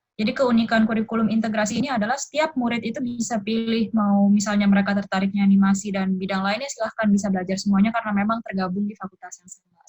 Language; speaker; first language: Indonesian; early bilingual, other home language; Japanese